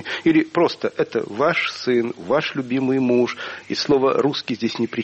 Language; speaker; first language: Russian; native; Russian